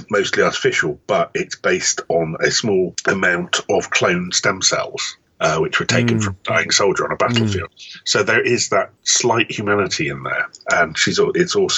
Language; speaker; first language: English; native; English